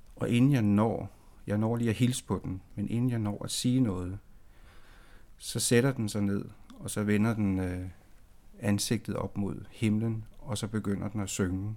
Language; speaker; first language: Danish; native; Danish